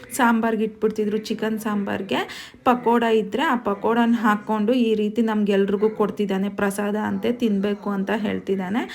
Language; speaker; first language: Kannada; native; Kannada